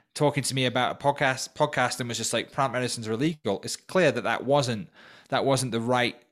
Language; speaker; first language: English; native; English